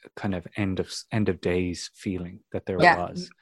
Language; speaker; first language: English; native; English